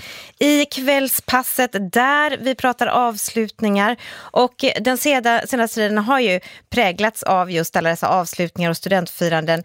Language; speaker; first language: Swedish; native; Swedish